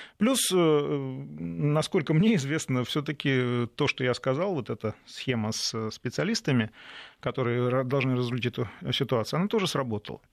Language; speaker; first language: Russian; native; Russian